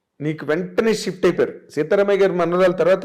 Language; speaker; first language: Telugu; native; Telugu